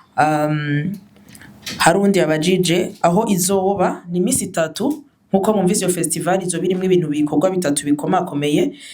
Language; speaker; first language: Rundi; native; Rundi